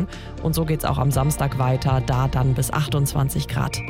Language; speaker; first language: German; native; German